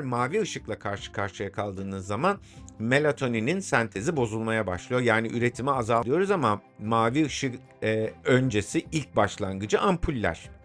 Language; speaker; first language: Turkish; native; Turkish